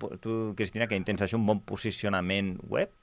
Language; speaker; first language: Catalan; native; Catalan